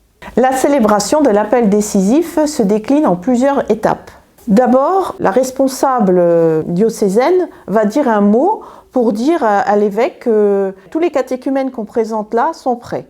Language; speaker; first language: French; native; French